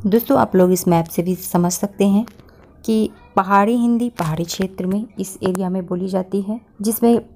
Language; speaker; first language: Hindi; native; Hindi